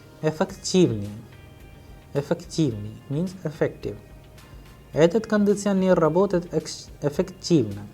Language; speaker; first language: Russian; non-native, fluent; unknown